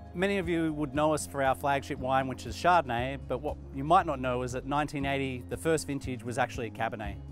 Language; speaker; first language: English; native; English